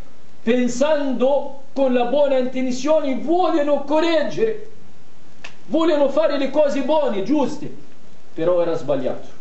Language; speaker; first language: Italian; non-native, fluent; Arabic